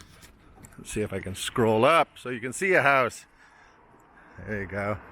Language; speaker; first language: English; native; English